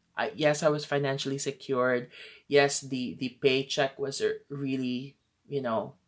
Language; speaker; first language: English; non-native, local second language; Filipino